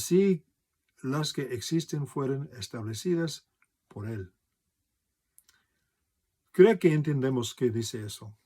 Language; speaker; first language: Spanish; non-native, fluent; English